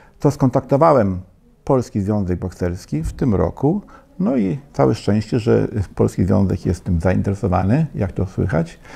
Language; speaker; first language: Polish; native; Polish